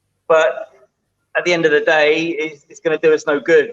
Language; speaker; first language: English; native; English